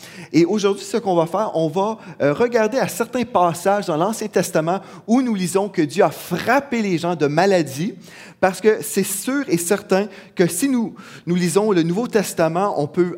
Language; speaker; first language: French; native; French